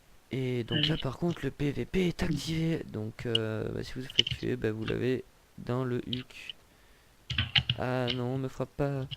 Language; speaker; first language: French; native; French